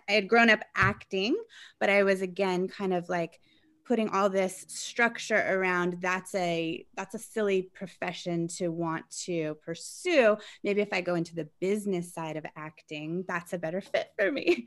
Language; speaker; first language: English; native; English